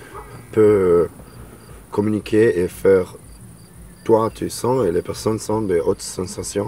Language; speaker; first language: French; non-native, learner; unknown